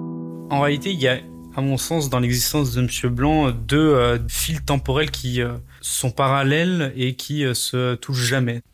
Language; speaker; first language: French; native; French